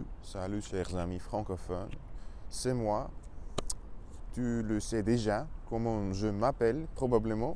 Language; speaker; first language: French; non-native, learner; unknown